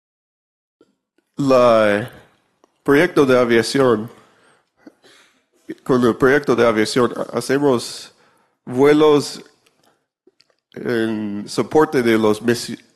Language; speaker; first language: Spanish; non-native, fluent; English